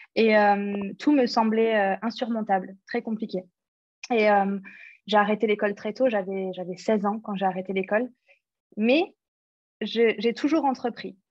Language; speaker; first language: French; early bilingual, other home language; English